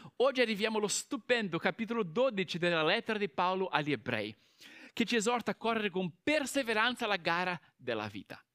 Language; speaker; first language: Italian; non-native, fluent; Portuguese